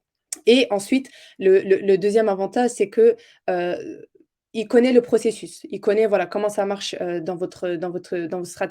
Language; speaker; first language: French; native; French